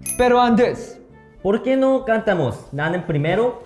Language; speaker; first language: Spanish; non-native, learner; Korean